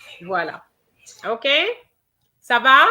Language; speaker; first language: French; non-native, fluent; English